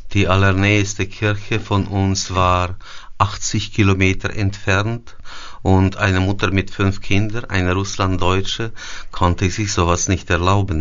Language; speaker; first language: German; early bilingual, heritage; German